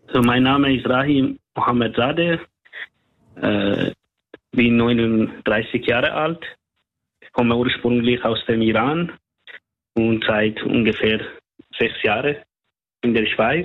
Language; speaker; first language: German; non-native, fluent; Persian